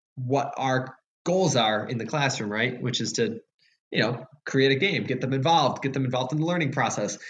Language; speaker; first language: English; native; English